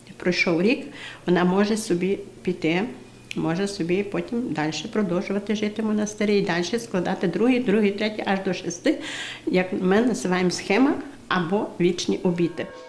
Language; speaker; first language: Ukrainian; native; Ukrainian